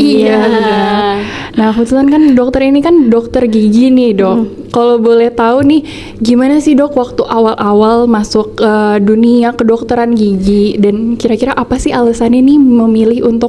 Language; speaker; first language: Indonesian; native; Indonesian